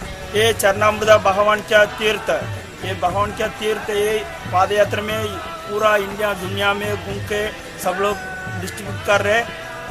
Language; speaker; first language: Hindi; non-native, local second language; Marathi